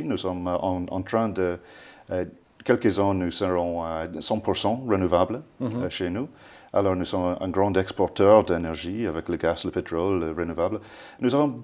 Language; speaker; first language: French; non-native, fluent; English